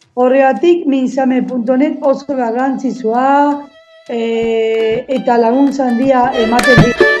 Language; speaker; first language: Basque; non-native, learner; Spanish